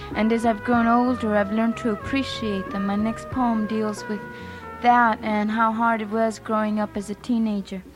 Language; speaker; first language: English; early bilingual, other home language; Spanish